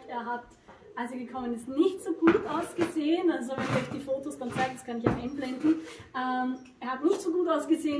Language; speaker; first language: German; native; German